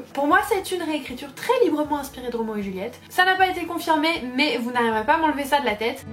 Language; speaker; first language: French; native; French